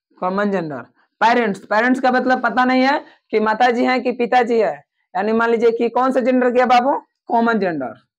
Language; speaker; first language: Hindi; native; Hindi